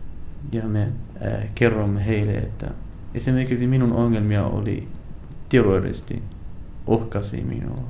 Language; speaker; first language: Finnish; non-native, learner; Arabic